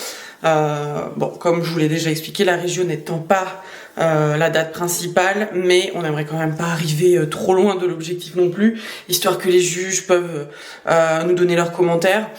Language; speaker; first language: French; native; French